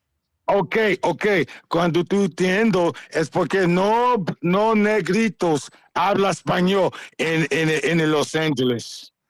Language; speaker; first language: Spanish; non-native, learner; English